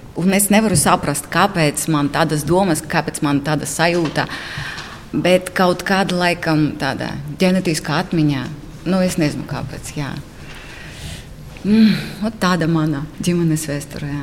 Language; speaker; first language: Latvian; non-native, local second language; Russian